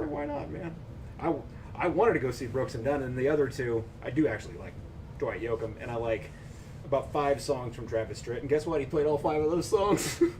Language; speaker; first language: English; native; English